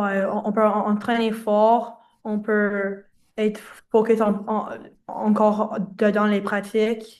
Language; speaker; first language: French; non-native, learner; English